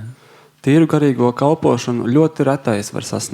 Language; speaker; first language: Latvian; native; Latvian